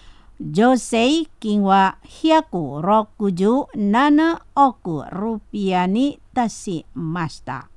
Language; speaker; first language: Japanese; non-native, fluent; Indonesian